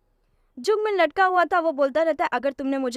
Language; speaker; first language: Hindi; native; Hindi